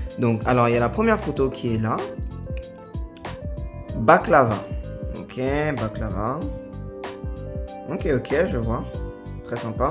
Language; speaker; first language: French; native; French